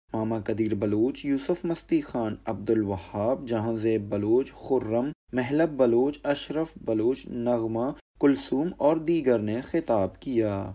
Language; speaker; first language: Urdu; non-native, local second language; Baluchi